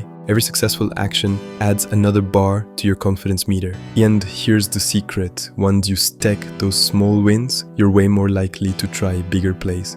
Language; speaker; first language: English; native; English